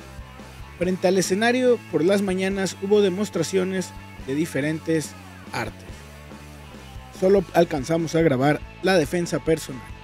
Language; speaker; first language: Spanish; native; Spanish